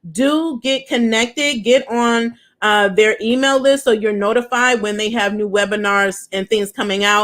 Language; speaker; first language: English; native; English